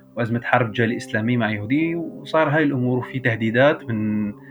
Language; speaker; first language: Arabic; native; Arabic